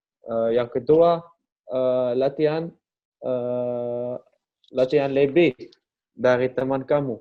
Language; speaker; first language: Indonesian; non-native, learner; Dutch